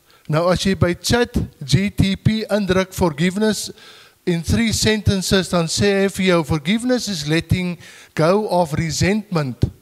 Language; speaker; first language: English; non-native, local second language; Afrikaans